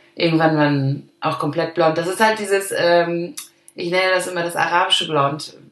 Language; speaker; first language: German; early bilingual, other home language; Arabic